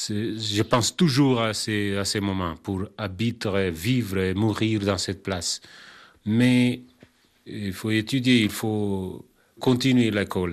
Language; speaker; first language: French; non-native, learner; Kabuverdianu